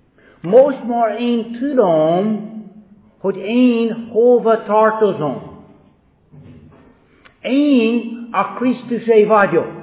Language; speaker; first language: Hungarian; non-native, fluent; English